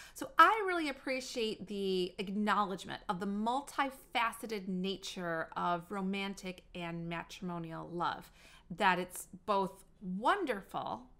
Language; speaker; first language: English; native; English